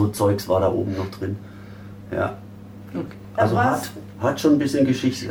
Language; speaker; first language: German; native; German